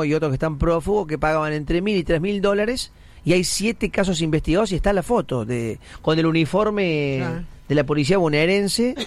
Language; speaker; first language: Spanish; native; Spanish